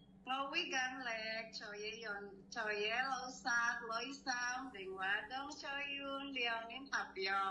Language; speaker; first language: Cantonese; non-native, learner; Indonesian